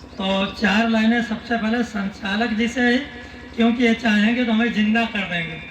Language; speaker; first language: Hindi; native; Hindi